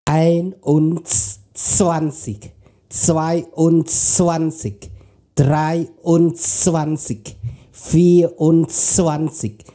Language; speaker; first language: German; non-native, fluent; Khmer